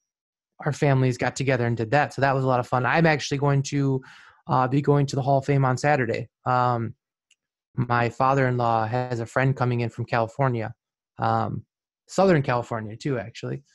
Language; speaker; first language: English; native; English